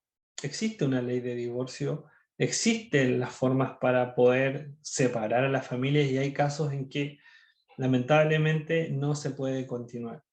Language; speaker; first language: Spanish; native; Spanish